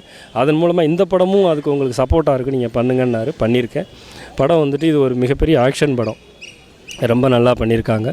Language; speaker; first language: Tamil; native; Tamil